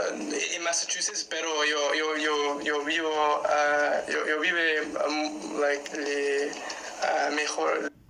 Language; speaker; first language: Spanish; non-native, learner; English